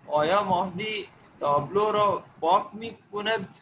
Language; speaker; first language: Persian; non-native, learner; Urdu